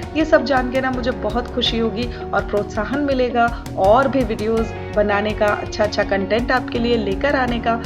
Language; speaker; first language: Hindi; native; Hindi